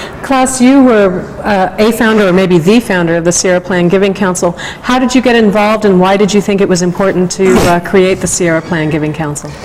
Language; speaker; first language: English; native; English